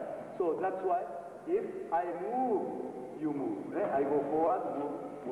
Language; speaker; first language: English; non-native, learner; Japanese